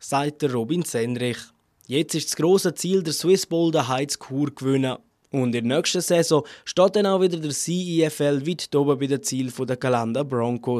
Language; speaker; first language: German; native; German